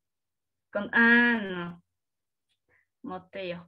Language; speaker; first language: Korean; non-native, learner; Spanish